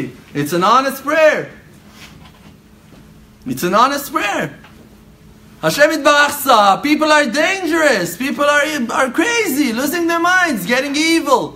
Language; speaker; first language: English; non-native, fluent; Hebrew